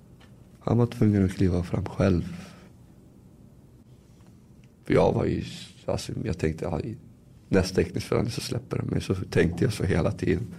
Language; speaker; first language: Swedish; early bilingual, other home language; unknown